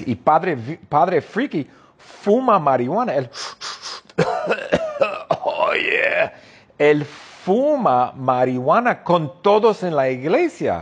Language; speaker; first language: Spanish; non-native, fluent; English